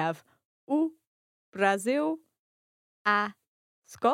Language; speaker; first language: Portuguese; non-native, learner; English